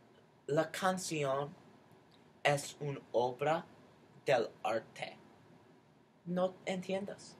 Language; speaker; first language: Spanish; non-native, learner; English